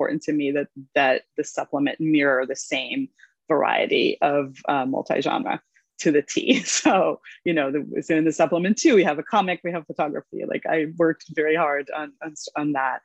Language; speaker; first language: English; non-native, fluent; Hebrew